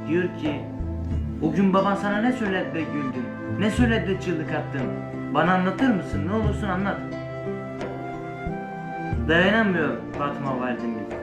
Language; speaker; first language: Turkish; native; Turkish